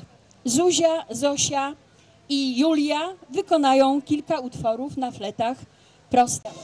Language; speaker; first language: Polish; native; Polish